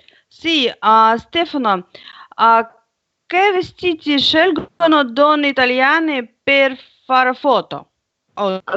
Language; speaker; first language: Italian; non-native, learner; Russian